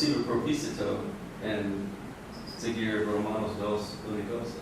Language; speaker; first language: Spanish; non-native, learner; English